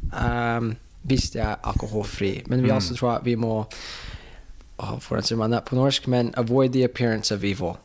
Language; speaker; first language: Norwegian; non-native, fluent; English